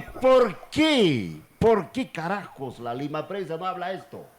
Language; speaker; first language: Spanish; native; Spanish